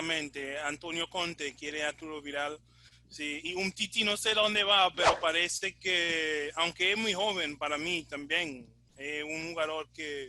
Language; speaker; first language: Spanish; non-native, fluent; English